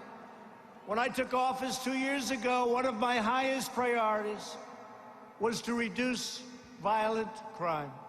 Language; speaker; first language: English; native; English